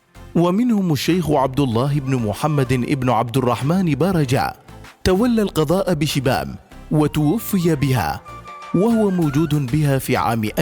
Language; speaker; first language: Arabic; native; Arabic